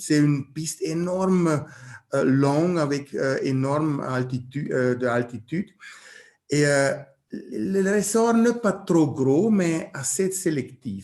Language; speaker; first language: French; non-native, learner; German